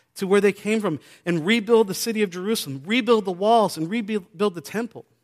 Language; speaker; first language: English; native; English